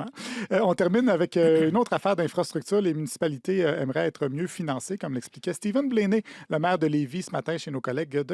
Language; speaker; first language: French; native; French